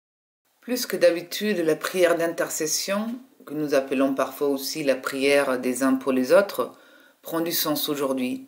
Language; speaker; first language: French; native; French